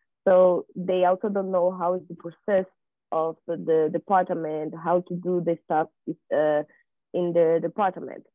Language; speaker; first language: English; non-native, learner; Portuguese